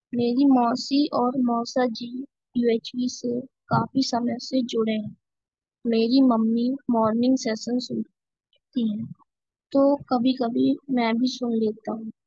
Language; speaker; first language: Hindi; native; Hindi